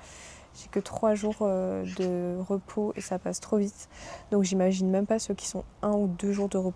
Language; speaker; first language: French; native; French